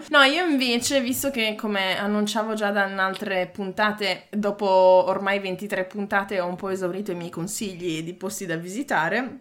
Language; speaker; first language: Italian; native; Italian